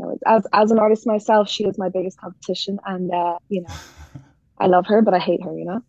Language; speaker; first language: English; native; English